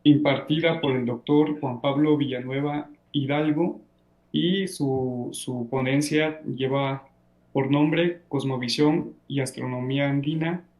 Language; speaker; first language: Spanish; native; Spanish